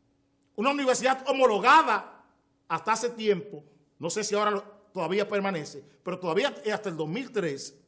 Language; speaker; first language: Spanish; native; Spanish